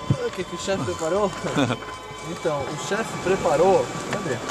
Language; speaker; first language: Portuguese; non-native, fluent; French